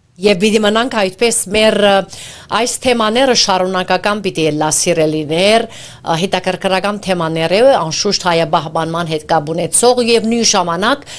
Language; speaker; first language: Armenian; early bilingual, heritage; Armenian